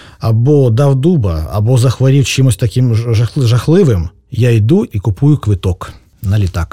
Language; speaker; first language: Ukrainian; native; Ukrainian